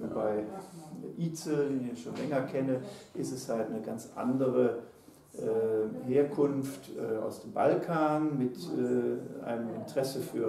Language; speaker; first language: German; native; German